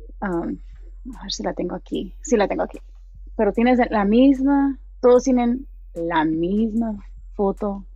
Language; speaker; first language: Spanish; early bilingual, heritage; Spanish